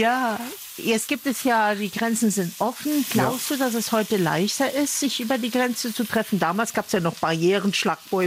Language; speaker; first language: German; native; German